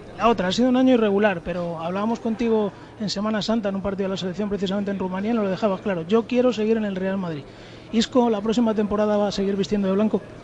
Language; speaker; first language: Spanish; native; Spanish